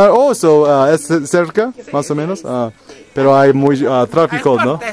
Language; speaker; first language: Spanish; non-native, learner; English